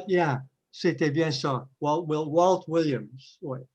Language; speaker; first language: French; non-native, fluent; English